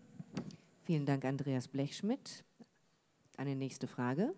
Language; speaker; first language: German; native; German